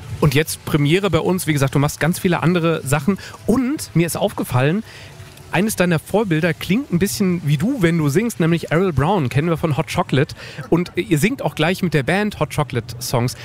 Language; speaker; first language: German; native; German